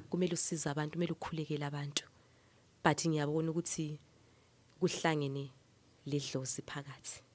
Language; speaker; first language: Zulu; native; Zulu